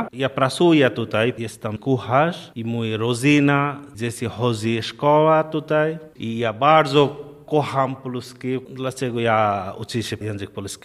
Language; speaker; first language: Polish; non-native, learner; Bangla